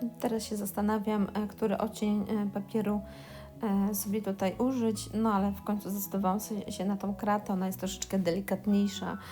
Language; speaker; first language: Polish; native; Polish